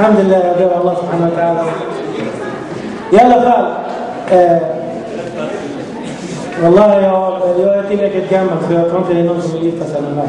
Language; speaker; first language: Swedish; non-native, fluent; Arabic